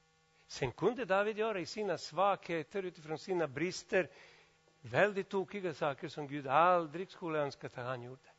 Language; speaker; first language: Swedish; non-native, fluent; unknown